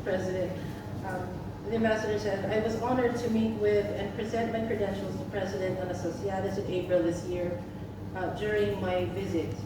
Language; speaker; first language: English; non-native, local second language; Filipino